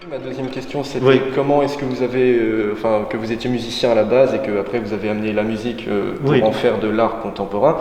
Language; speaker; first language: French; native; French